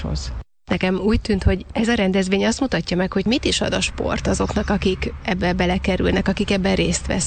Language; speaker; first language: Hungarian; native; Hungarian